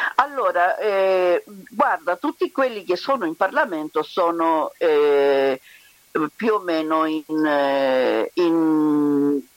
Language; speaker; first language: Italian; non-native, fluent; Spanish